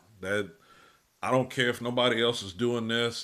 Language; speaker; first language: English; native; English